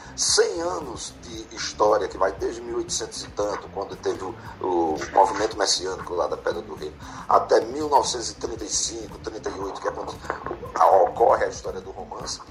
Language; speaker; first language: Portuguese; native; Portuguese